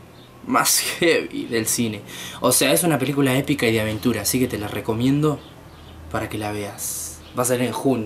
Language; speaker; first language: Spanish; native; Spanish